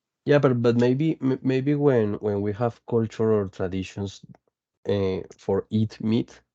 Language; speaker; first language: English; non-native, fluent; Spanish